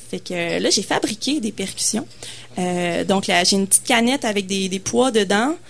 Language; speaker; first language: French; native; French